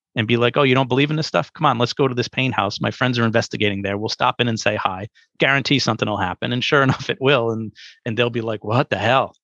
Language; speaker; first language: English; native; English